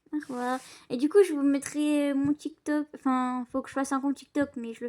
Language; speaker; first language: French; native; French